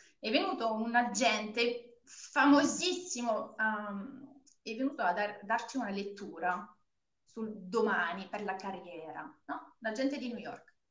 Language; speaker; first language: Italian; non-native, fluent; French